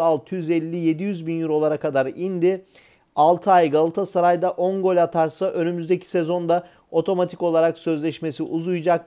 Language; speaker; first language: Turkish; native; Turkish